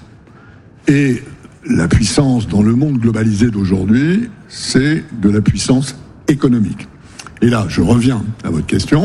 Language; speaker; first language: French; native; French